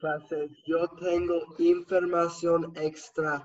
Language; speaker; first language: Spanish; non-native, learner; English